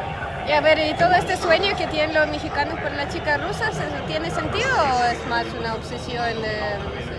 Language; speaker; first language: Spanish; non-native, fluent; Russian